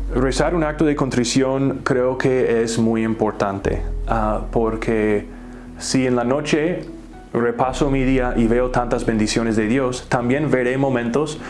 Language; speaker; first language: Spanish; native; Spanish